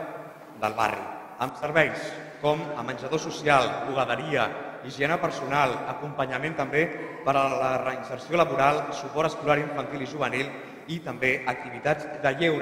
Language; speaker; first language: Catalan; native; Catalan